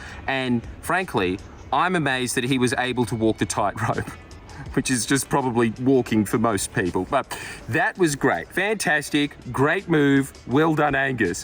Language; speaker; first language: English; native; English